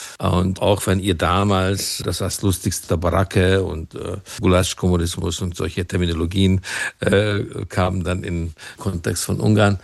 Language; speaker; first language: German; non-native, fluent; Hungarian